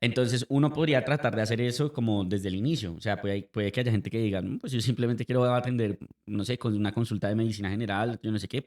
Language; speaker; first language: Spanish; native; Spanish